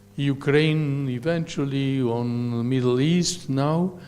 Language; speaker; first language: English; non-native, fluent; Romanian